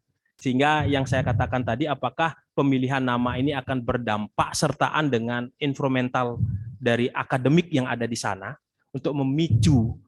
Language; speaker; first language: Indonesian; native; Indonesian